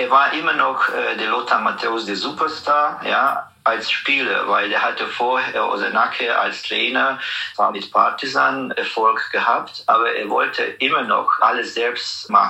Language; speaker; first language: German; non-native, fluent; Hungarian